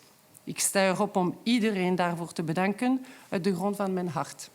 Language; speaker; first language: Dutch; non-native, local second language; French